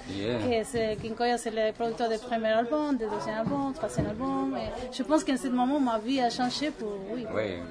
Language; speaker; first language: French; non-native, learner; Spanish